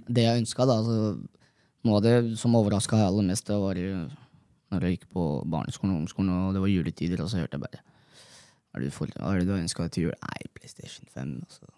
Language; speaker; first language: Norwegian; early bilingual, other home language; Somali